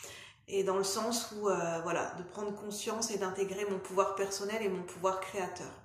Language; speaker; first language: French; native; French